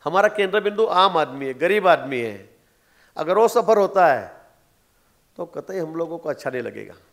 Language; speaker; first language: Hindi; non-native, local second language; Marathi